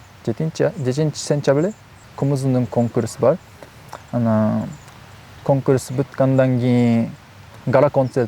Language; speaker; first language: Kyrgyz; non-native, learner; Japanese